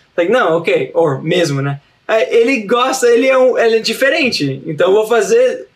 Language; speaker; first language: Portuguese; early bilingual, heritage; Portuguese